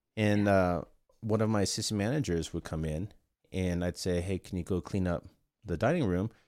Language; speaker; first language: English; non-native, fluent; Korean